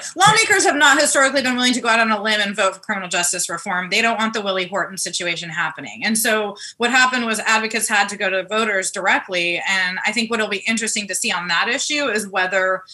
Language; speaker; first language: English; native; English